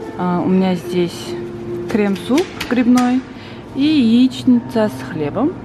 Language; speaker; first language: Russian; non-native, local second language; Kazakh